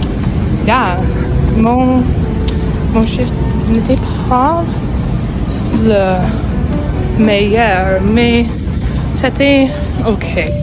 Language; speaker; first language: French; non-native, local second language; English